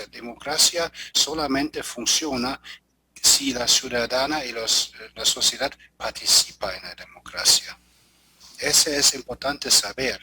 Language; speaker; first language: Spanish; non-native, fluent; German